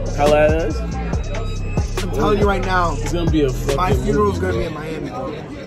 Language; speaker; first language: English; native; English